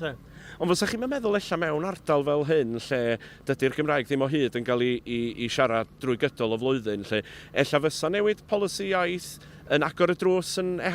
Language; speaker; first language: Welsh; native; Welsh